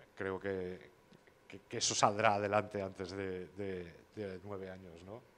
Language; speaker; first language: Spanish; native; Spanish